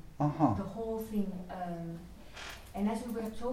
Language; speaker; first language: English; non-native, fluent; French